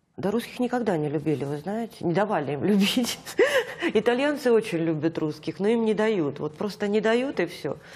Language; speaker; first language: Russian; native; Russian